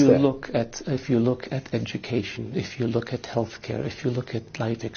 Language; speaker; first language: English; non-native, fluent; Arabic